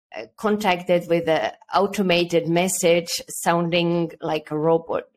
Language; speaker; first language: English; early bilingual, other home language; Estonian